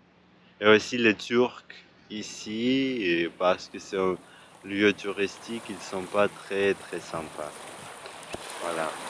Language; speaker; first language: French; non-native, fluent; Russian